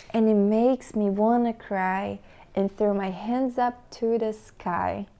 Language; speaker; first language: English; non-native, fluent; Portuguese